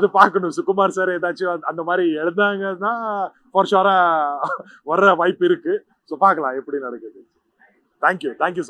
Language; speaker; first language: Tamil; non-native, local second language; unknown